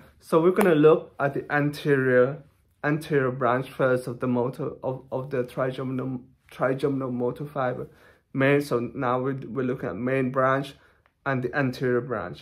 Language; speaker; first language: English; non-native, fluent; Thai